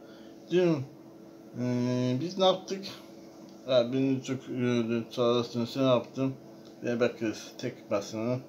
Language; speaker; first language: Turkish; non-native, learner; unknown